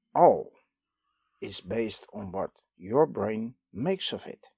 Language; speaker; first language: English; non-native, fluent; Dutch